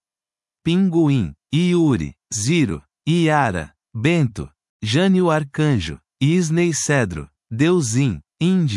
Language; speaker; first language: Portuguese; native; Portuguese